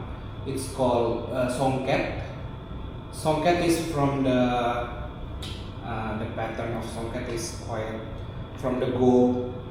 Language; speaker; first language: English; non-native, local second language; Indonesian